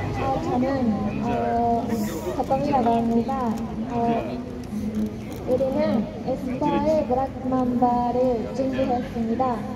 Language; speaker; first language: Korean; non-native, learner; Japanese